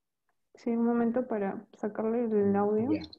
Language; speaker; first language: Spanish; native; Spanish